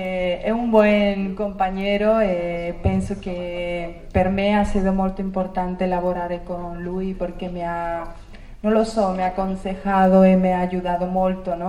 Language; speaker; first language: Italian; non-native, learner; Spanish